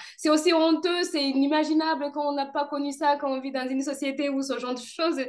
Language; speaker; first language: French; non-native, local second language; Kinyarwanda